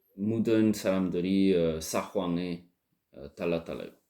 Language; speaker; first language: Korean; non-native, learner; French